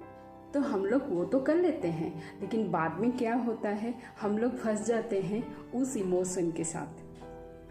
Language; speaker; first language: Hindi; non-native, local second language; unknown